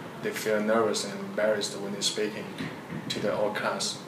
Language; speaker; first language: English; non-native, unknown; Chinese